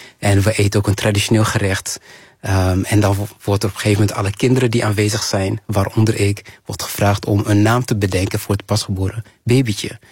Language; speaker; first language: Dutch; early bilingual, other home language; Kinyarwanda